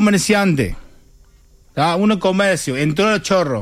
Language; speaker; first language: Spanish; non-native, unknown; Chinese